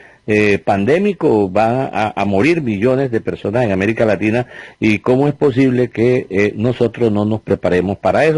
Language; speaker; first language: Spanish; native; Spanish